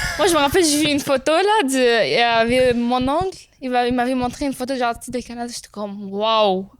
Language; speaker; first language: French; early bilingual, other home language; Arabic